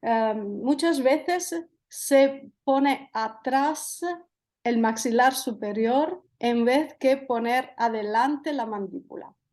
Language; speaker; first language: Spanish; non-native, fluent; Italian